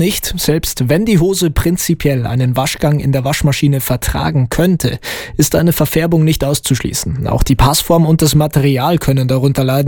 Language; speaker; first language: German; native; German